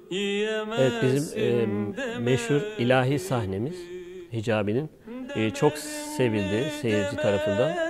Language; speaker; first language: Turkish; native; Turkish